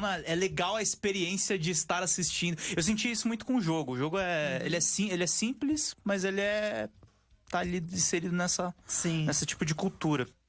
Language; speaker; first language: Portuguese; native; Portuguese